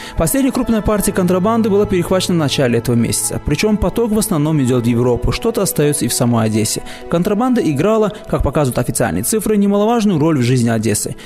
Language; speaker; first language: Russian; non-native, local second language; Azerbaijani